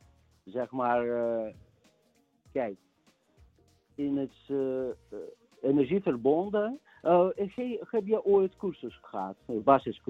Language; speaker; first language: Dutch; non-native, fluent; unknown